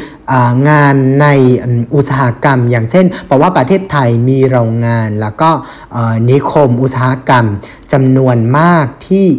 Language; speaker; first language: Thai; non-native, fluent; Vietnamese